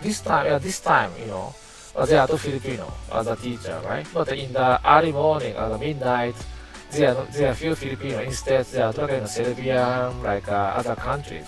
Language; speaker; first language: English; non-native, learner; Japanese